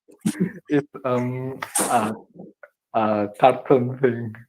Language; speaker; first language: English; non-native, learner; Indonesian